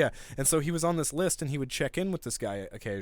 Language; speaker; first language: English; native; English